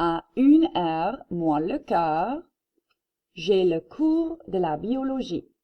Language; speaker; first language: French; non-native, fluent; English